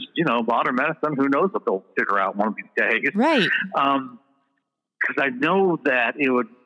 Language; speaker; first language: English; native; English